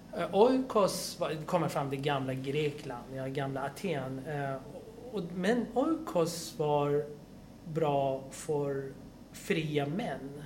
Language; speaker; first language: Swedish; non-native, fluent; Persian